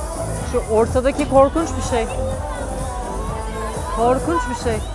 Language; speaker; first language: Turkish; native; Turkish